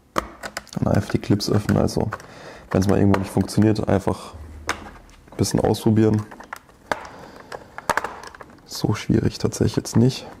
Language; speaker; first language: German; native; German